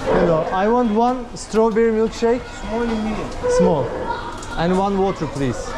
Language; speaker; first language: English; non-native, learner; Turkish